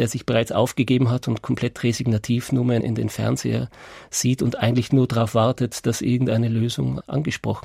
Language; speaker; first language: German; native; German